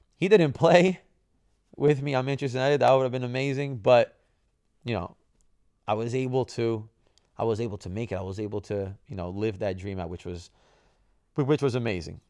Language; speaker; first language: English; early bilingual, other home language; Italian